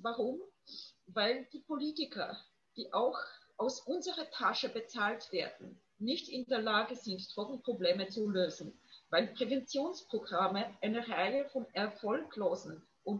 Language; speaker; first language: German; non-native, fluent; Polish